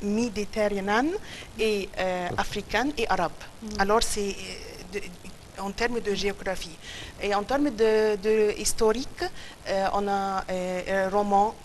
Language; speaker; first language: French; non-native, fluent; Arabic